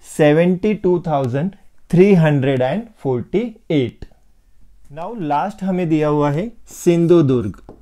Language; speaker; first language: Hindi; non-native, local second language; Marathi